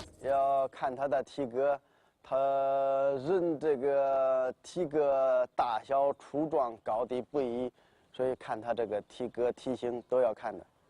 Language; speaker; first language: Chinese; native; Chinese